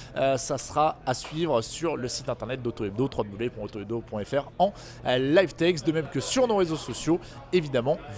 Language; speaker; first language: French; native; French